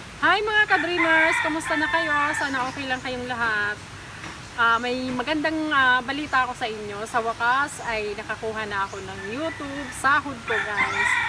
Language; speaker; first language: Filipino; non-native, local second language; Waray